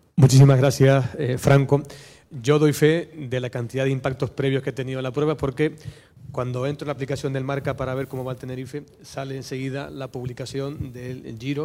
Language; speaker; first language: Spanish; native; Spanish